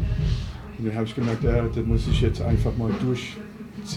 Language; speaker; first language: German; non-native, fluent; English